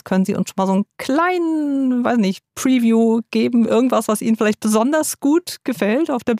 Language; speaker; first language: German; native; German